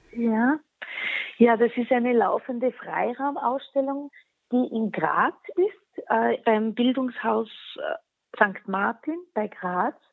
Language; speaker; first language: German; non-native, local second language; Slovenian